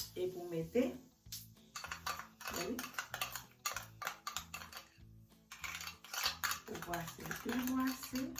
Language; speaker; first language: French; non-native, learner; Haitian Creole